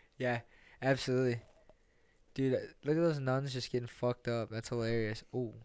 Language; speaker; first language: English; native; English